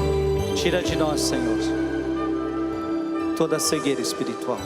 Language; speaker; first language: Portuguese; native; Portuguese